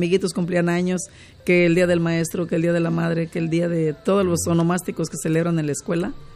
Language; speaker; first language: Spanish; native; Spanish